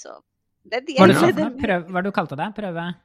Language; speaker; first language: Norwegian; native; Norwegian